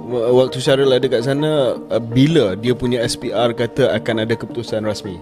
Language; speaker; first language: Malay; native; Malay